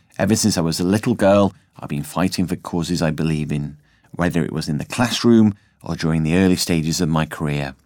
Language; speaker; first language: English; native; English